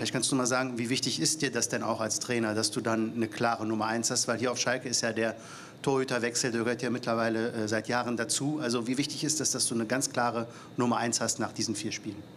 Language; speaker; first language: German; native; German